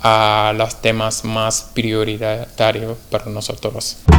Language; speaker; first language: Spanish; non-native, fluent; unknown